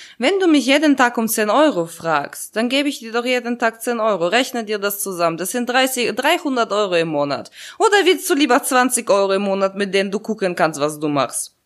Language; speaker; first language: German; early bilingual, other home language; Russian